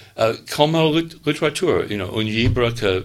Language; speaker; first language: Catalan; non-native, learner; English